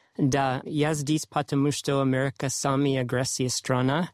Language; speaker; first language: Russian; non-native, learner; English